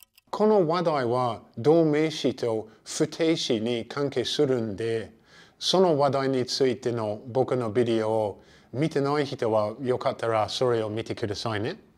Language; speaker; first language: Japanese; non-native, fluent; English